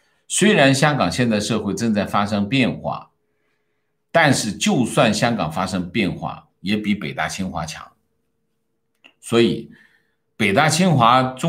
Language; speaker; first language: Chinese; native; Chinese